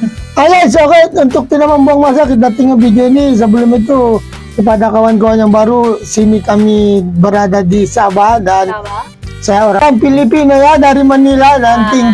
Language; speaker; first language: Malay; non-native, fluent; Filipino